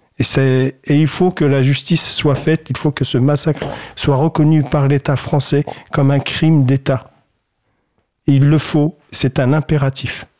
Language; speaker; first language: French; early bilingual, other home language; Kabyle